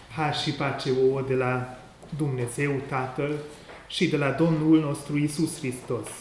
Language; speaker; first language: Romanian; non-native, local second language; Hungarian